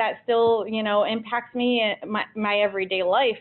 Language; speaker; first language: English; early bilingual, other home language; Portuguese